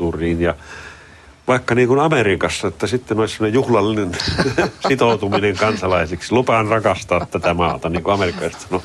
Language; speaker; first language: Finnish; native; Finnish